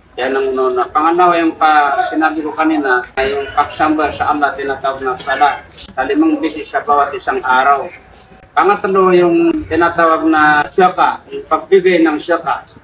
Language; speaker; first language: Filipino; non-native, local second language; Maranao